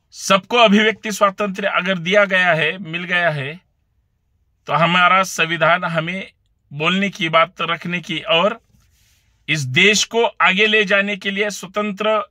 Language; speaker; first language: Hindi; non-native, local second language; Marathi